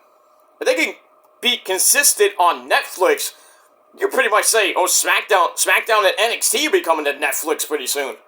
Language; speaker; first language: English; native; English